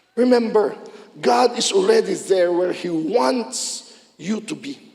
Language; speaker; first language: English; non-native, local second language; Filipino